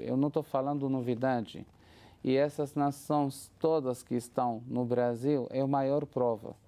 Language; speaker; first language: Portuguese; non-native, fluent; Arabic